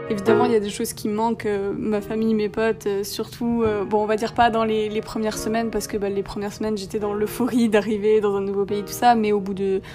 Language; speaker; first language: French; native; French